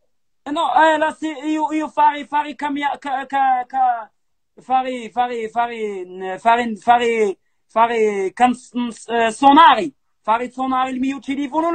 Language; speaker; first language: Italian; non-native, learner; Arabic